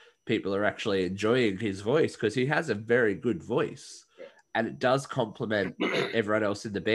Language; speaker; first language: English; native; English